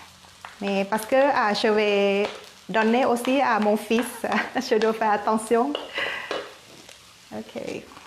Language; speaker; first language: French; non-native, fluent; Thai